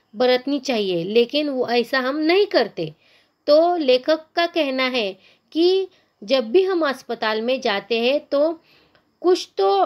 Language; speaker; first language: Hindi; non-native, local second language; Marathi